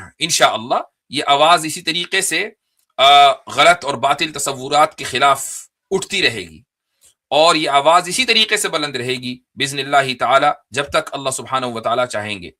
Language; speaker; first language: Urdu; native; Urdu